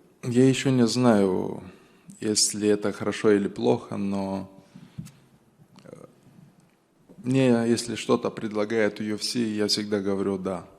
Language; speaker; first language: Russian; non-native, local second language; Romanian